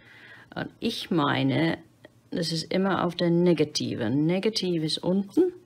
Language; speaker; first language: German; non-native, fluent; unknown